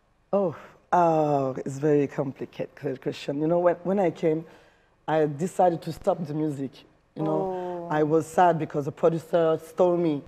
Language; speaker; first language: English; non-native, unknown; French